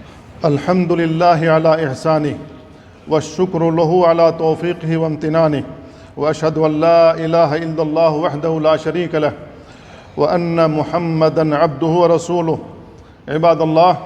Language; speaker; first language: Arabic; non-native, fluent; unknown